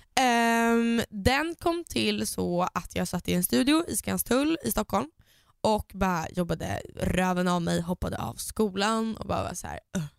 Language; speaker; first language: Swedish; native; Swedish